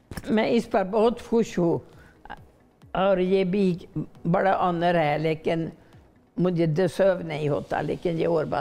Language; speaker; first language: Hindi; non-native, fluent; Swedish